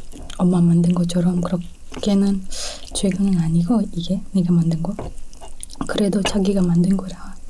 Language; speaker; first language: Korean; non-native, learner; Indonesian